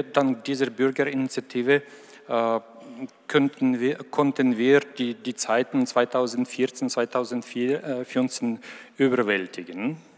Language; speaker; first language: German; non-native, fluent; Ukrainian